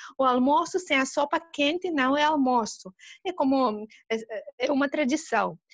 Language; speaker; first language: Portuguese; non-native, fluent; Russian